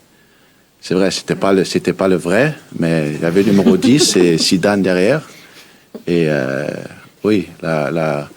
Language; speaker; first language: French; early bilingual, heritage; French